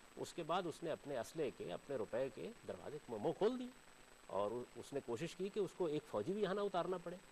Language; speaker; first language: Urdu; non-native, local second language; Punjabi